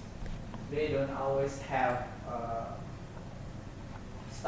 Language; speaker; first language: English; non-native, learner; Indonesian